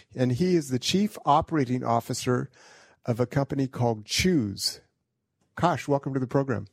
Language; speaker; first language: English; native; English